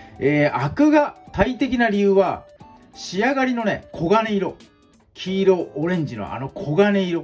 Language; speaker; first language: Japanese; native; Japanese